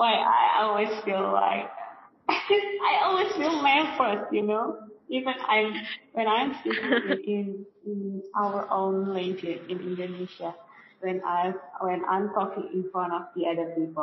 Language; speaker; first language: English; non-native, learner; Indonesian